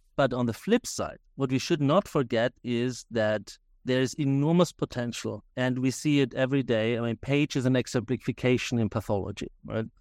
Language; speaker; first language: English; non-native, fluent; German